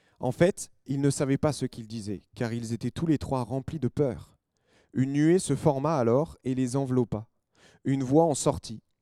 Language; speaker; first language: French; native; French